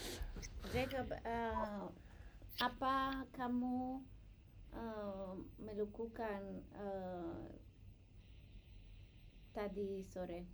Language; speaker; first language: Indonesian; non-native, learner; English